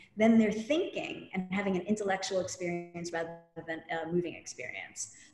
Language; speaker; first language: English; native; English